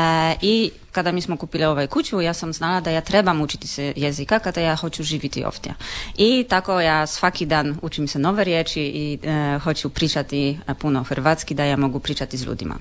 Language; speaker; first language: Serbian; non-native, learner; Polish